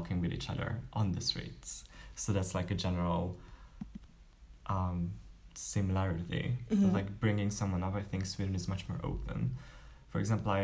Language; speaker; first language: English; non-native, fluent; Hungarian